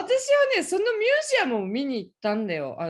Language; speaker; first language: Japanese; native; Japanese